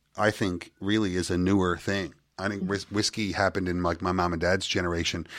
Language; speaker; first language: English; native; English